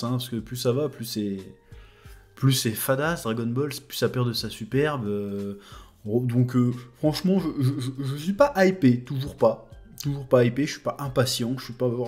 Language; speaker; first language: French; native; French